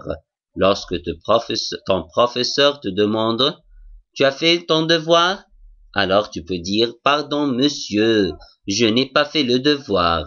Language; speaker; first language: French; non-native, fluent; Arabic